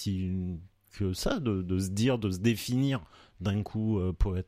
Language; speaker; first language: French; native; French